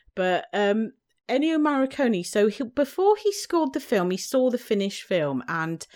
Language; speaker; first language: English; native; English